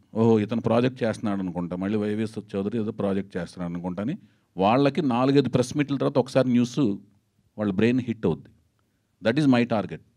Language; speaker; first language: Telugu; native; Telugu